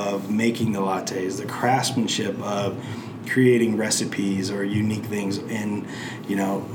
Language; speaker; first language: English; native; English